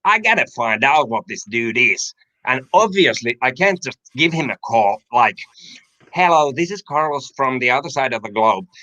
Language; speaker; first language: English; non-native, fluent; Finnish